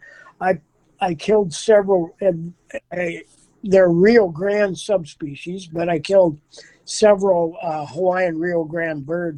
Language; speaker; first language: English; native; English